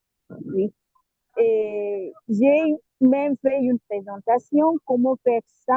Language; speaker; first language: French; non-native, fluent; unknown